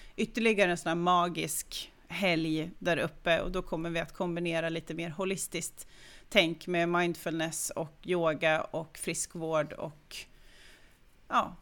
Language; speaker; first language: Swedish; native; Swedish